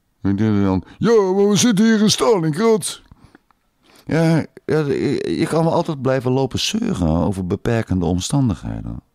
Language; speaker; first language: Dutch; native; Dutch